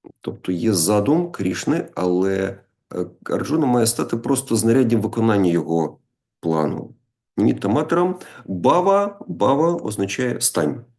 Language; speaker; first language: Ukrainian; non-native, local second language; Russian